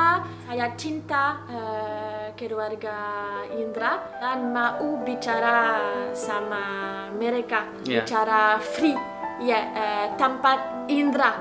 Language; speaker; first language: Indonesian; non-native, learner; English